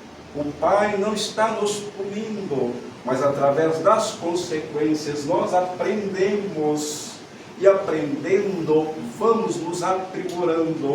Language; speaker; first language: Portuguese; native; Portuguese